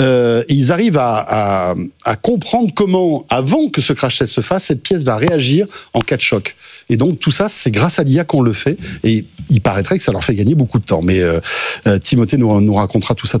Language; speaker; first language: French; native; French